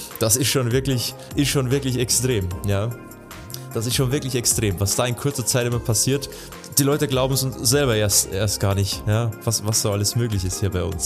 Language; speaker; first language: German; native; German